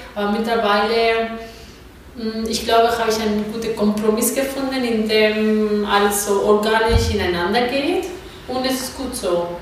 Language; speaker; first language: German; non-native, fluent; Spanish